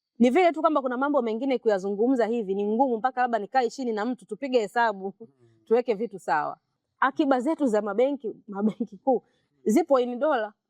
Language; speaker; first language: Swahili; native; Swahili